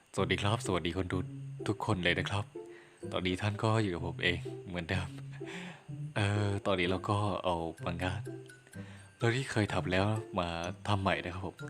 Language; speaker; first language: Thai; native; Thai